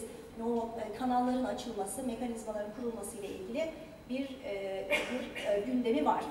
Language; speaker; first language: Turkish; native; Turkish